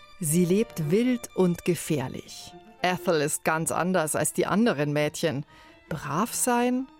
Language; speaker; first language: German; native; German